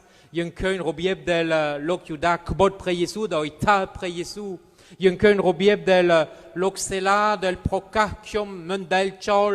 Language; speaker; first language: Khmer; non-native, fluent; French